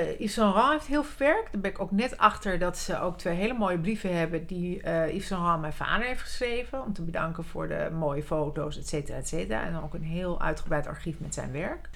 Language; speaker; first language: Dutch; early bilingual, other home language; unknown